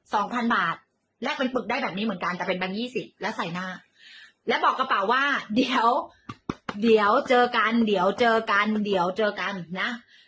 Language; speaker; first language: Thai; native; Thai